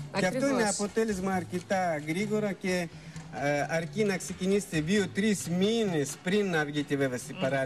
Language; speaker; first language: Greek; non-native, fluent; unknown